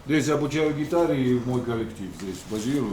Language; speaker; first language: Russian; native; Russian